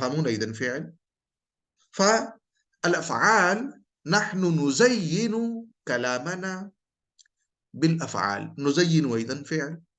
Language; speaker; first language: Arabic; non-native, fluent; Urdu